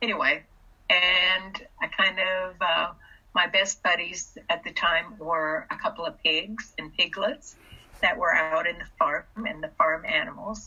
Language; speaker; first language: English; early bilingual, other home language; Russian